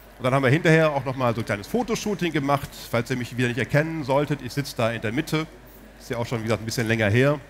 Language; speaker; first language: German; native; German